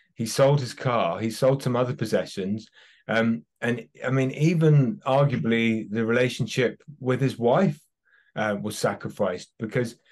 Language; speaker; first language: English; native; English